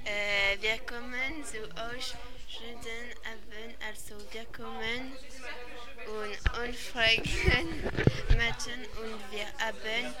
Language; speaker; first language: German; non-native, learner; French